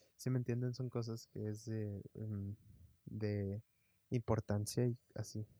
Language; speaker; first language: Spanish; early bilingual, heritage; Spanish